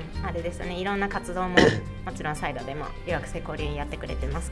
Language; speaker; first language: Japanese; native; Japanese